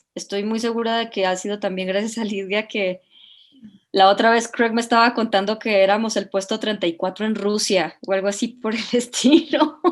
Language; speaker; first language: Spanish; native; Spanish